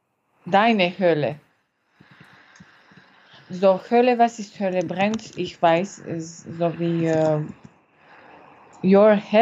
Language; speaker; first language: German; non-native, learner; French